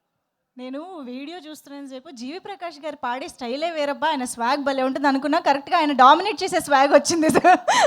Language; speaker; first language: Telugu; native; Telugu